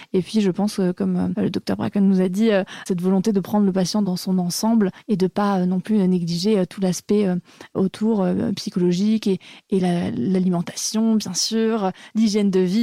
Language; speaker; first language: French; native; French